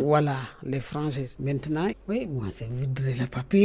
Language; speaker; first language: French; non-native, learner; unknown